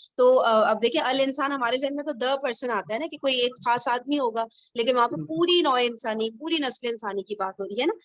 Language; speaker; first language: Urdu; native; Urdu